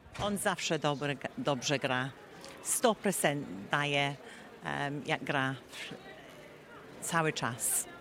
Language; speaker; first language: Polish; early bilingual, heritage; Polish